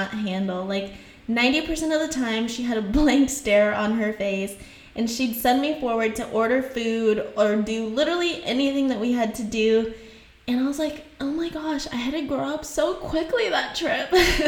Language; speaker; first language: English; non-native, fluent; French